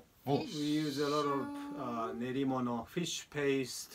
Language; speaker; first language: English; non-native, learner; Japanese